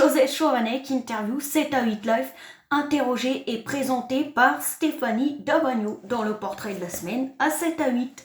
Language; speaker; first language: French; native; French